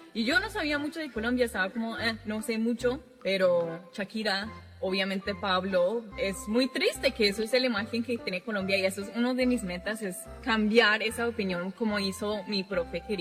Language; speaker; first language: Spanish; non-native, fluent; English